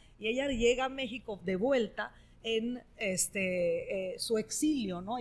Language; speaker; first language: Spanish; non-native, fluent; Italian